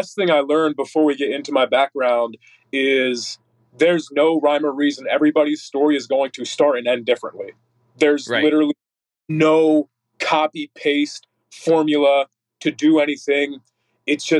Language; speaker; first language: English; native; English